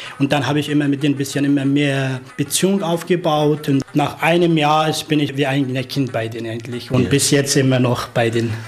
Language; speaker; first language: German; non-native, fluent; Arabic